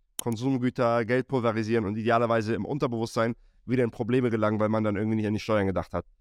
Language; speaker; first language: German; native; German